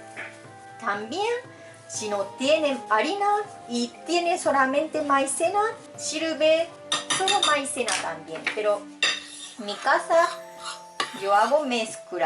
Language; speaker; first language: Spanish; non-native, fluent; Japanese